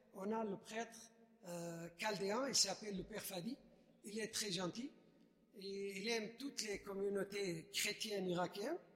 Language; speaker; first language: French; non-native, fluent; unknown